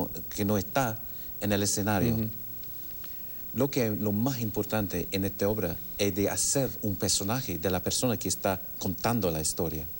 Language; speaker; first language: Spanish; non-native, fluent; English